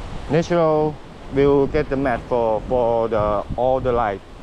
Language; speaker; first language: English; non-native, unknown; Thai